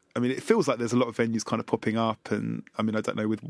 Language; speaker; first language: English; native; English